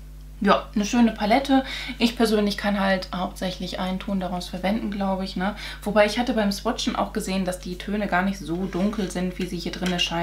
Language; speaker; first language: German; native; German